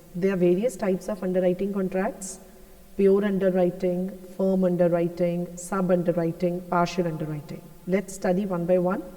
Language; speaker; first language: English; non-native, local second language; Punjabi